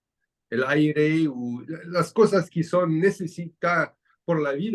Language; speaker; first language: Spanish; non-native, learner; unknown